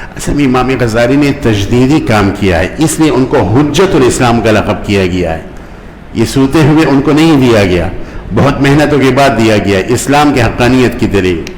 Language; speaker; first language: Urdu; non-native, local second language; Pashto